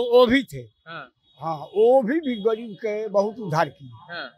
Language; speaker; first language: Hindi; native; Hindi